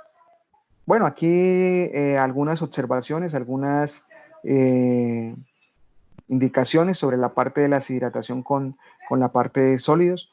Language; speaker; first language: Spanish; native; Spanish